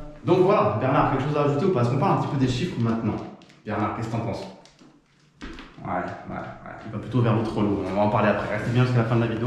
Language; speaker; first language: French; native; French